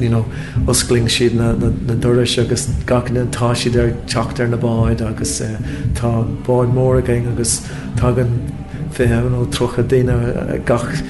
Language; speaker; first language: Irish; non-native, local second language; English